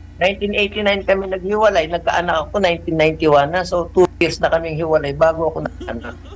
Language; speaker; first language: Filipino; native; Filipino